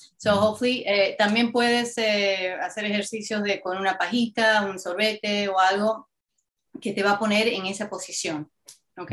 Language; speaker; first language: Spanish; native; Spanish